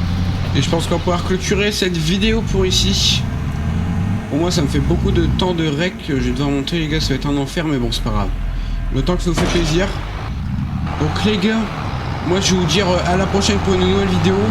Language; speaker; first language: French; native; French